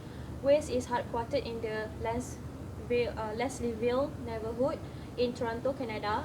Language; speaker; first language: English; non-native, learner; Malay